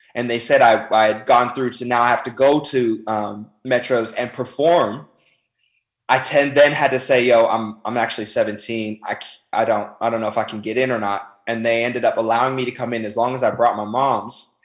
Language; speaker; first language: English; native; English